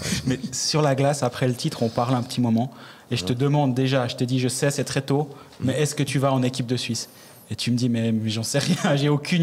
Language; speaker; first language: French; native; French